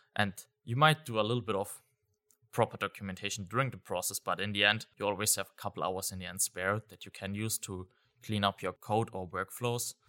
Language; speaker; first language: English; non-native, fluent; German